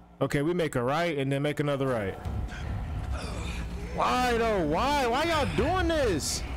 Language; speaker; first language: English; native; English